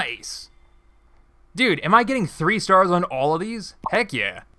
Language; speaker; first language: English; native; English